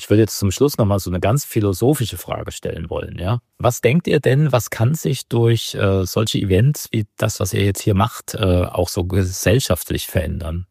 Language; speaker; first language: German; native; German